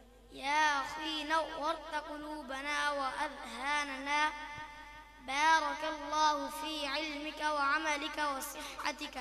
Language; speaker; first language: Arabic; non-native, learner; Urdu